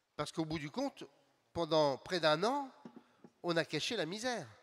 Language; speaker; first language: French; native; French